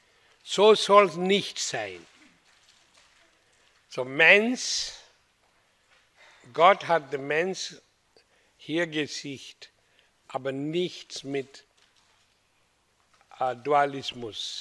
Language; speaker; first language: German; non-native, learner; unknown